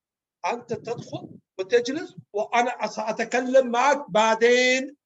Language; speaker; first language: Arabic; non-native, learner; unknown